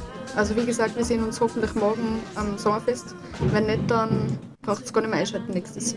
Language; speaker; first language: German; native; German